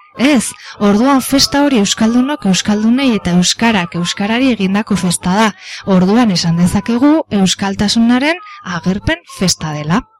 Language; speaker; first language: Basque; non-native, local second language; Spanish